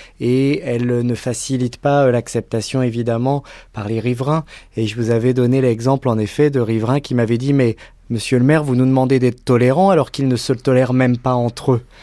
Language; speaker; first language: French; native; French